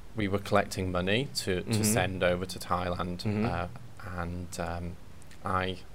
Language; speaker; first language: English; native; English